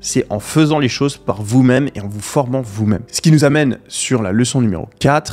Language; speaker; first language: French; native; French